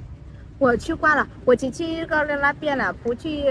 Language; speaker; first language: Chinese; non-native, learner; Vietnamese